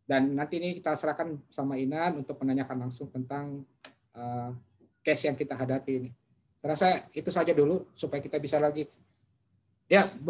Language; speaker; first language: Indonesian; native; Indonesian